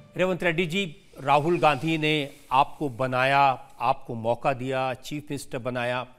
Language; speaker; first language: Hindi; native; Hindi